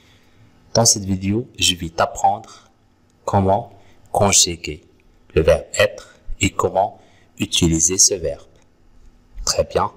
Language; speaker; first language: French; non-native, local second language; Arabic